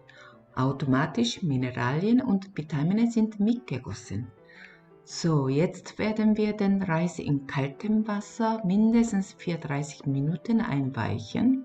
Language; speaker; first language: German; non-native, learner; Korean